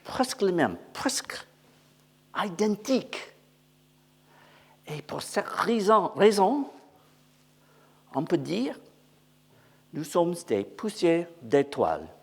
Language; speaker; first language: French; non-native, learner; English